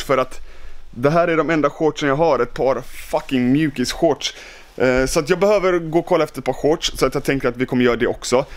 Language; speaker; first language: Swedish; native; Swedish